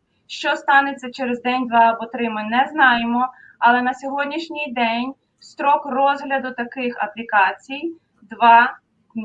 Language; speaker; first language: Ukrainian; native; Ukrainian